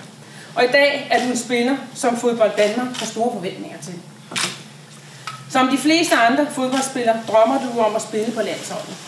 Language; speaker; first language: Danish; native; Danish